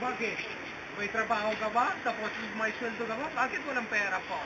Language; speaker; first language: Filipino; non-native, learner; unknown